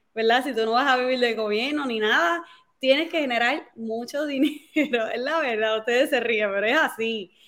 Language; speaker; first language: Spanish; native; Spanish